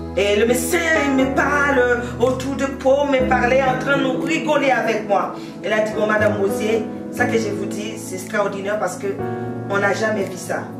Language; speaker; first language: French; non-native, local second language; Haitian Creole